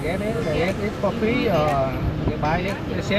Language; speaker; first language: English; non-native, learner; Vietnamese